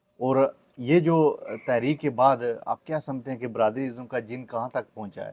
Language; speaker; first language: Urdu; non-native, local second language; Pahari-Potwari